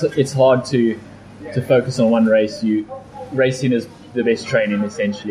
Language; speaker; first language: English; native; English